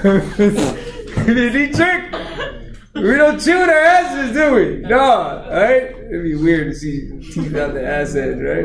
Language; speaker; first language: English; native; English